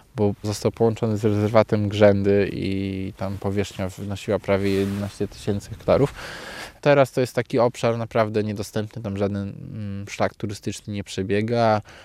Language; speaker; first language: Polish; native; Polish